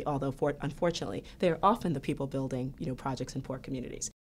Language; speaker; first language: English; native; English